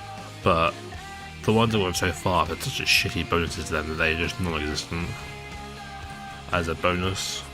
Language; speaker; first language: English; native; English